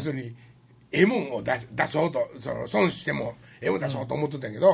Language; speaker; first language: Japanese; native; Japanese